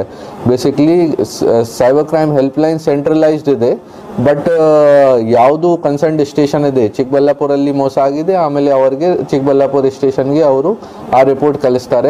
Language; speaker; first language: Kannada; non-native, local second language; Hindi